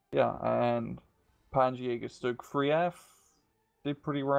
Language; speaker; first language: English; native; English